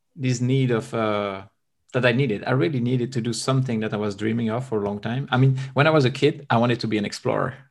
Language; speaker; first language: English; non-native, fluent; French